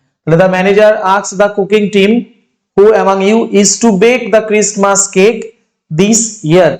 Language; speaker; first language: English; non-native, local second language; Bangla